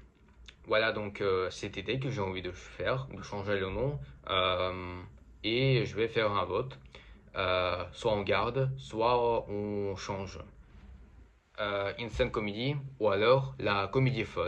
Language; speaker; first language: French; non-native, fluent; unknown